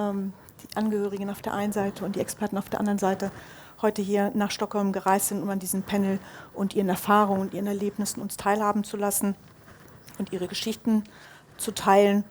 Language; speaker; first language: German; native; German